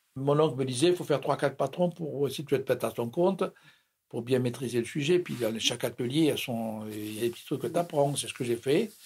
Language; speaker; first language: French; native; French